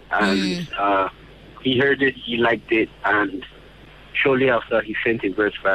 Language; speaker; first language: English; non-native, local second language; Yoruba